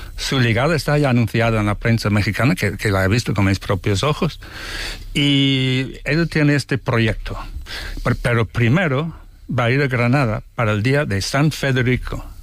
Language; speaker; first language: Spanish; non-native, fluent; English